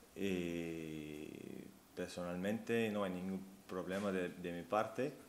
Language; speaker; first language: Spanish; non-native, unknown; Turkish